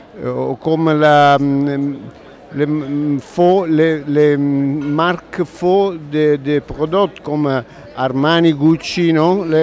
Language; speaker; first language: French; non-native, learner; Italian